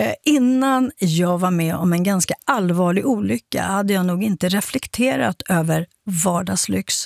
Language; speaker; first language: Swedish; native; Swedish